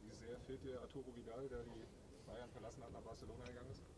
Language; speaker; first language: German; native; German